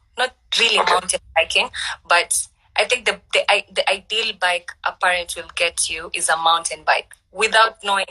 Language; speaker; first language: English; non-native, local second language; Swahili